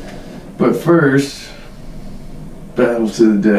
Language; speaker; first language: English; native; English